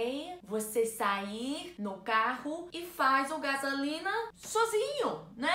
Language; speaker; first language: Portuguese; non-native, learner; English